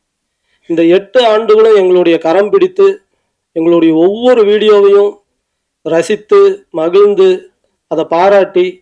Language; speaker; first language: Tamil; native; Tamil